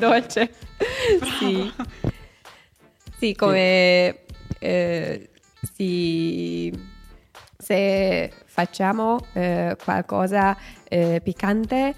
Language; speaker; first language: Italian; non-native, learner; Hungarian